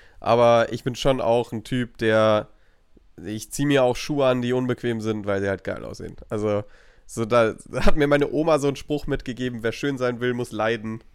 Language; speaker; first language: German; native; German